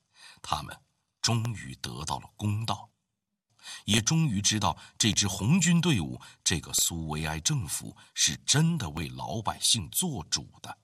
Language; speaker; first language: Chinese; native; Chinese